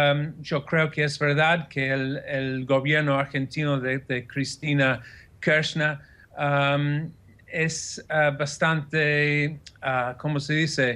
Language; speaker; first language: Spanish; non-native, fluent; English